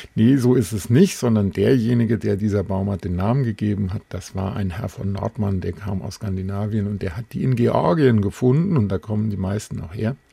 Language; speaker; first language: German; native; German